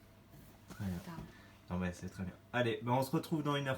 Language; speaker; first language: French; native; French